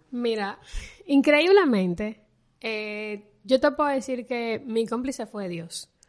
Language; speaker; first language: Spanish; native; Spanish